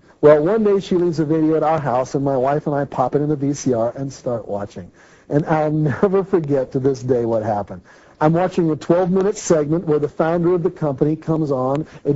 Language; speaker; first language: English; native; English